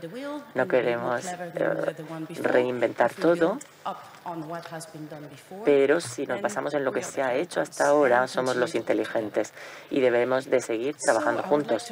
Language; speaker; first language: Spanish; non-native, fluent; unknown